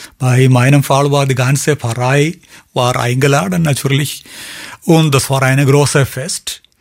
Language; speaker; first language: German; non-native, fluent; Malayalam